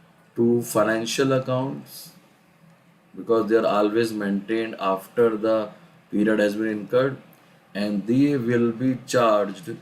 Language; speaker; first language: English; non-native, local second language; Hindi